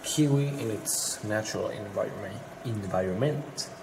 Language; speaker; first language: English; non-native, fluent; Finnish